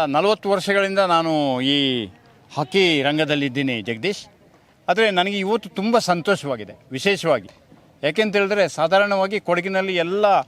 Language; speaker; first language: Kannada; non-native, local second language; Kodava